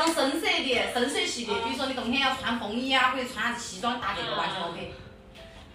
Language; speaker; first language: Chinese; native; Chinese